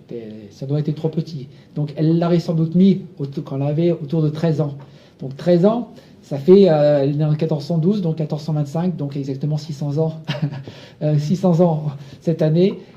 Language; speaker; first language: French; native; French